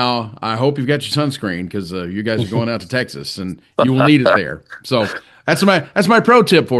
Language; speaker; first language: English; native; English